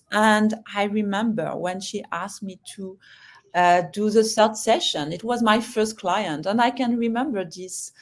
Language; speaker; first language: English; non-native, fluent; French